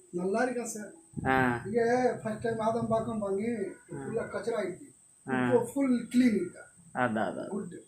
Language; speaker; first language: Tamil; non-native, learner; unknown